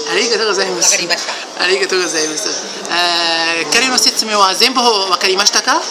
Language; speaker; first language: Japanese; non-native, learner; Arabic